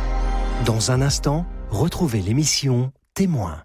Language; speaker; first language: French; native; French